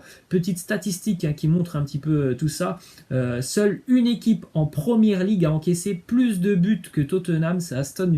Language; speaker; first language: French; native; French